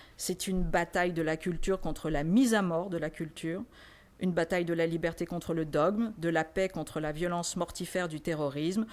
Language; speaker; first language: French; native; French